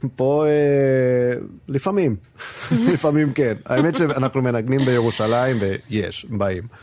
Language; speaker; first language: Hebrew; non-native, fluent; Spanish